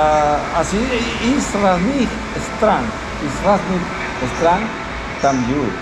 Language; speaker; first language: Russian; non-native, learner; Spanish